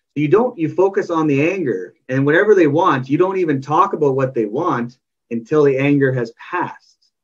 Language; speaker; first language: English; native; English